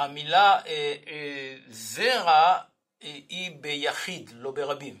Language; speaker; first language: Hebrew; non-native, fluent; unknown